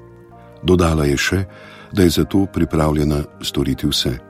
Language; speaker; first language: Slovenian; native; Slovenian